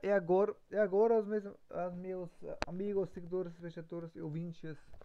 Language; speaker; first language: Portuguese; non-native, learner; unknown